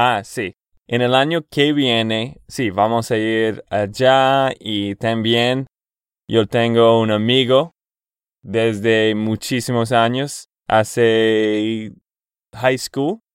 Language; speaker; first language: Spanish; non-native, fluent; English